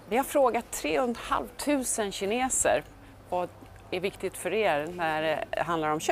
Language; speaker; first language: Swedish; native; Swedish